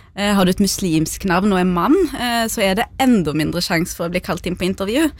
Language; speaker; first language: Norwegian; early bilingual, other home language; Arabic